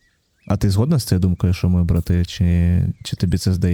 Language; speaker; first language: Ukrainian; native; Ukrainian